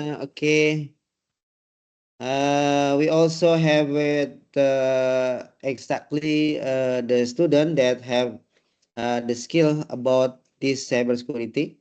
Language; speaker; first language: English; non-native, learner; Indonesian